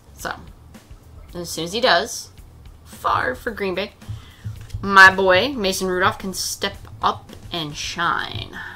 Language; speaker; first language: English; native; English